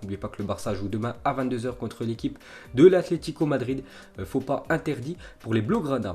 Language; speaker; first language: French; native; French